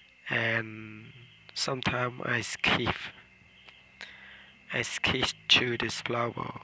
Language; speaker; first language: English; non-native, learner; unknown